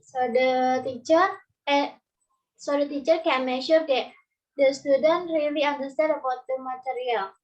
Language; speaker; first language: English; non-native, learner; Indonesian